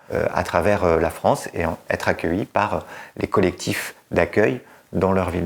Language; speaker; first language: French; native; French